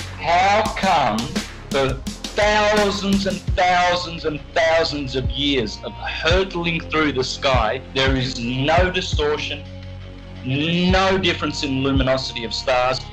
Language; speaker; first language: English; native; English